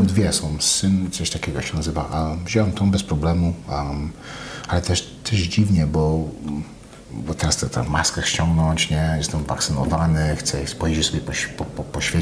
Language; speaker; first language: Polish; non-native, fluent; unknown